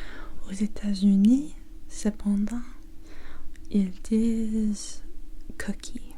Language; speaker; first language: French; non-native, learner; English